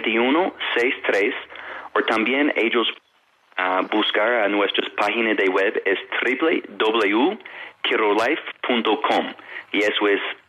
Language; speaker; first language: Spanish; non-native, fluent; English